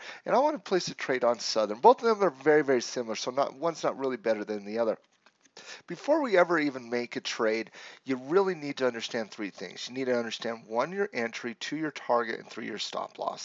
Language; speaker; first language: English; native; English